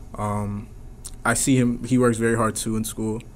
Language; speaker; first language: English; native; English